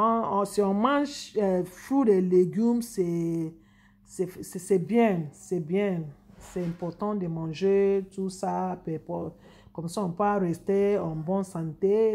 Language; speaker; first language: French; non-native, fluent; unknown